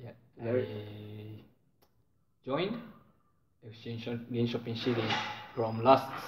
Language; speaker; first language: English; non-native, learner; Japanese